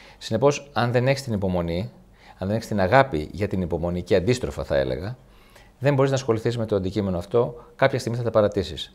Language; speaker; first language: Greek; native; Greek